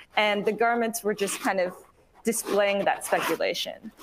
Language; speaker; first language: English; native; English